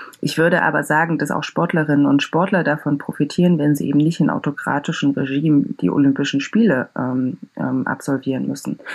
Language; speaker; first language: German; native; German